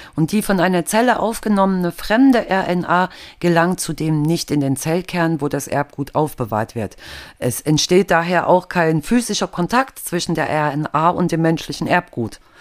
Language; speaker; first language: German; native; German